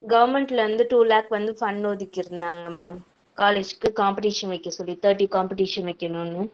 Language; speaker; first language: Tamil; native; Tamil